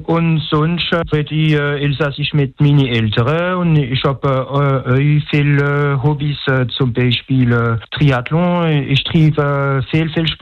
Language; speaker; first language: German; non-native, local second language; French